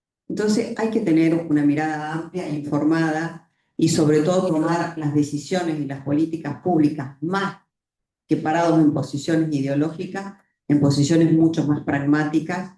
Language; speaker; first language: Spanish; native; Spanish